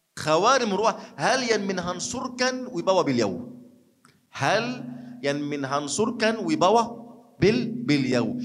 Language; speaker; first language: Malay; non-native, fluent; Arabic